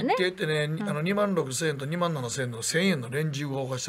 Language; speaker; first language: Japanese; native; Japanese